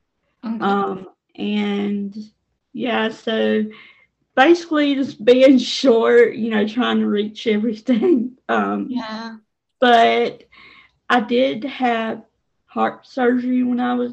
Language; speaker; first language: English; native; English